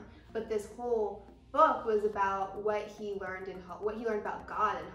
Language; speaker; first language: English; native; English